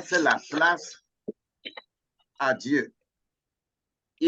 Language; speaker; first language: French; non-native, local second language; Ewe